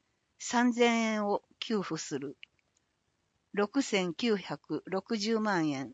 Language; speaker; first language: Japanese; native; Japanese